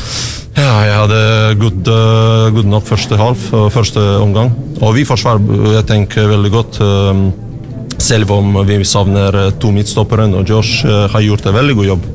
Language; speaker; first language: Norwegian; non-native, learner; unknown